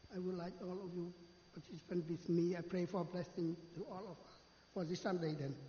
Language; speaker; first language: English; non-native, learner; Khmer